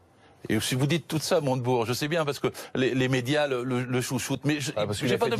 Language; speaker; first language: French; native; French